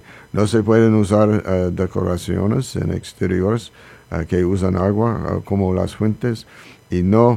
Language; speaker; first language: Spanish; non-native, learner; English